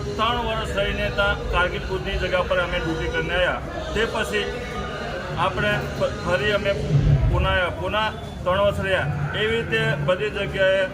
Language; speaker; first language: Gujarati; non-native, local second language; Rathawi